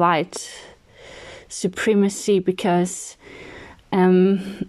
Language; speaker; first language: English; non-native, fluent; German